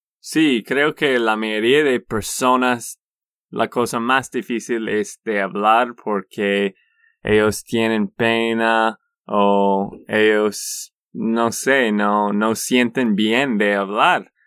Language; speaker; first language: Spanish; non-native, learner; English